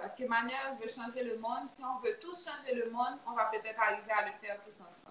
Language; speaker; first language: French; native; French